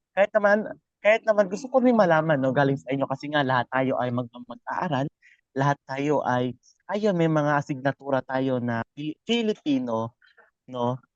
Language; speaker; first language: Filipino; non-native, local second language; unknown